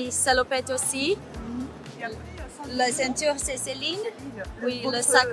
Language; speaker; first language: French; non-native, learner; Portuguese